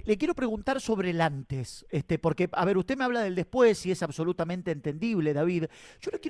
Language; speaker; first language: Spanish; native; Spanish